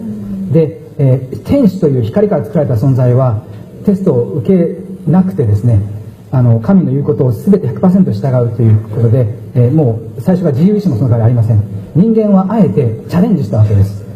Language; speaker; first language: Japanese; native; Japanese